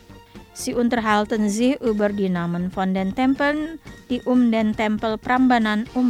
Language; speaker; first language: German; non-native, fluent; Indonesian